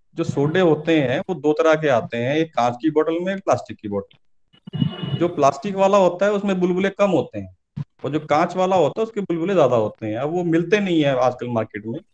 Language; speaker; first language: Hindi; native; Hindi